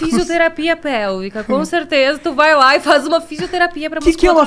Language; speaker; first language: Portuguese; native; Portuguese